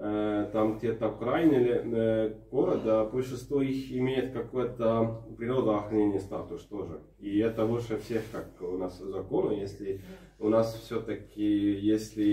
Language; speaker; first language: Russian; non-native, fluent; Estonian